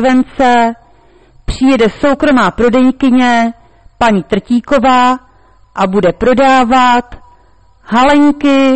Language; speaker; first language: Czech; native; Czech